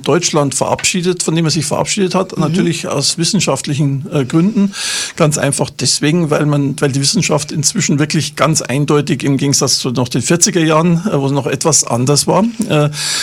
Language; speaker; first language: German; native; German